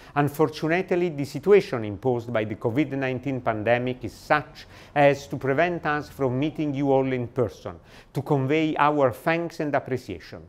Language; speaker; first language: English; non-native, fluent; Italian